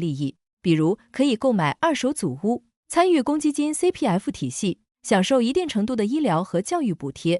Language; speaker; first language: Chinese; native; Chinese